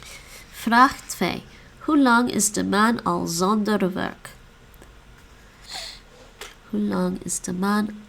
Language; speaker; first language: Dutch; non-native, learner; English